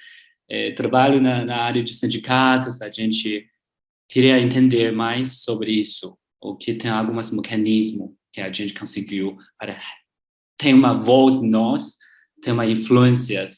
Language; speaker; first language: Portuguese; non-native, learner; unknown